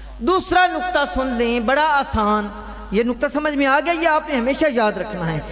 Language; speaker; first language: Urdu; non-native, local second language; Punjabi